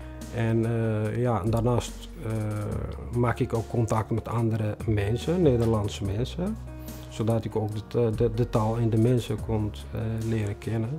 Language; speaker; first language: Dutch; non-native, fluent; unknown